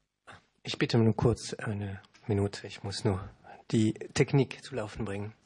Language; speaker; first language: German; non-native, learner; French